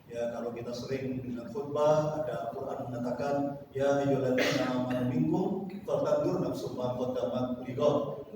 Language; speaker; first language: Indonesian; native; Indonesian